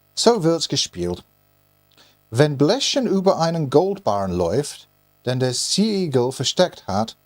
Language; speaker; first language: German; non-native, fluent; English